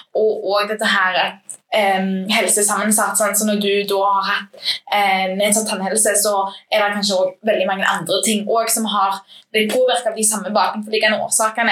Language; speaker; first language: Norwegian; native; Norwegian